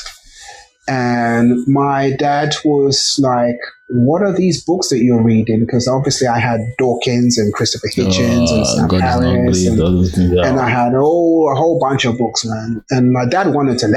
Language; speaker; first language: English; native; English